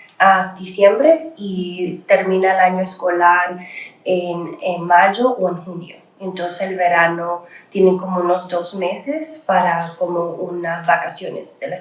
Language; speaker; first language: Spanish; early bilingual, other home language; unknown